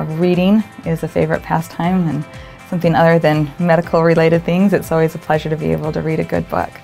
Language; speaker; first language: English; native; English